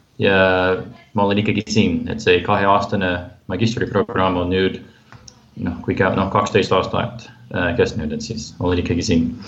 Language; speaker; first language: Estonian; non-native, fluent; English